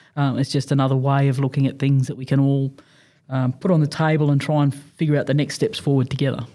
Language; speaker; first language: English; native; English